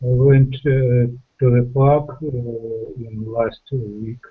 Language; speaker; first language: English; non-native, learner; Russian